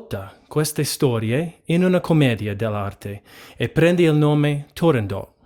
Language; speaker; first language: Italian; non-native, fluent; English